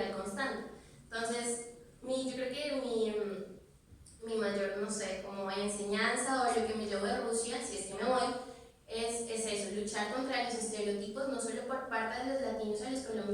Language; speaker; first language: Spanish; native; Spanish